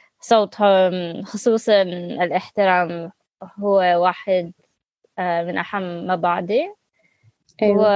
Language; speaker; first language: Arabic; non-native, learner; English